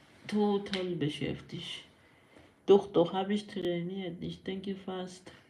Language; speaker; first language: German; non-native, learner; Persian